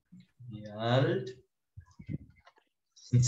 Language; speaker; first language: German; non-native, fluent; Portuguese